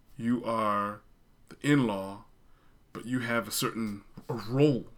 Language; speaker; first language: English; non-native, local second language; Shona